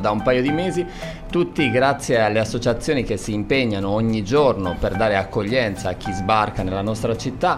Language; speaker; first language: Italian; native; Italian